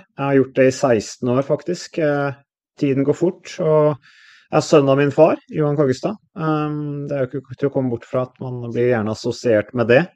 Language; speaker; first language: Norwegian; native; Norwegian